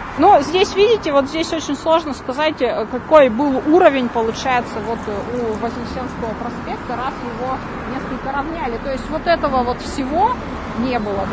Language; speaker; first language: Russian; native; Russian